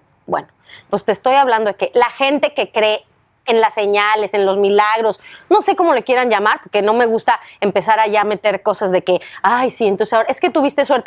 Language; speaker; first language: Spanish; native; Spanish